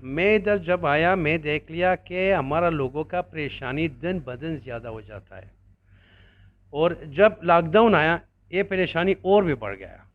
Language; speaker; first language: Hindi; non-native, learner; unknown